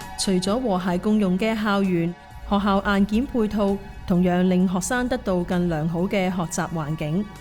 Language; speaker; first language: Cantonese; native; Cantonese